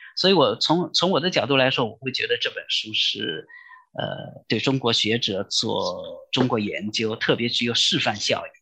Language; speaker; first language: Chinese; native; Chinese